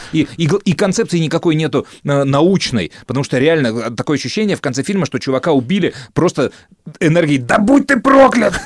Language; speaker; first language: Russian; native; Russian